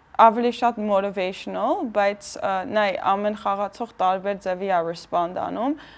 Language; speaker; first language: Armenian; early bilingual, heritage; Armenian